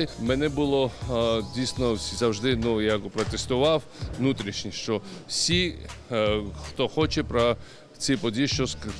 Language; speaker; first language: Ukrainian; non-native, learner; Georgian